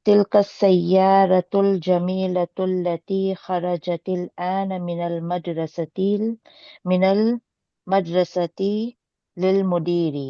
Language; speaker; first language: Arabic; non-native, learner; Urdu